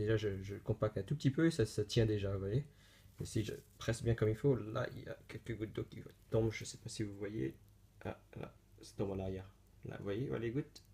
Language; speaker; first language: French; native; French